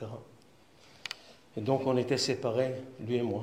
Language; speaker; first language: French; non-native, fluent; Hebrew